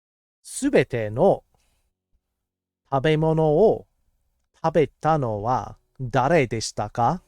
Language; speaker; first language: Japanese; non-native, learner; English